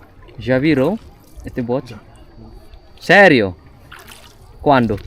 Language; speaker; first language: Portuguese; non-native, learner; Indonesian